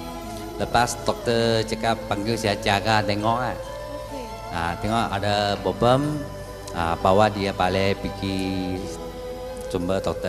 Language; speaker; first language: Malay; non-native, local second language; Chinese